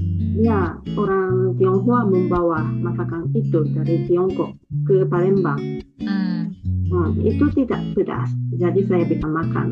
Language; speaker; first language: Indonesian; non-native, fluent; Japanese